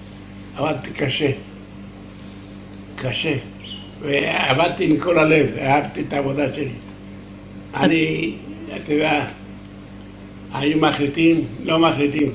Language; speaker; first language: Hebrew; non-native, learner; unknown